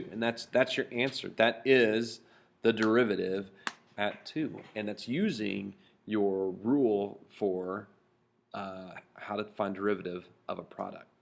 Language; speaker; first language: English; native; English